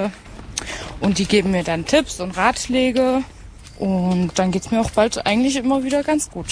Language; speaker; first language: German; native; German